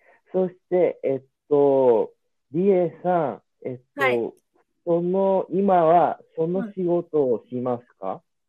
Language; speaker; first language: Japanese; non-native, learner; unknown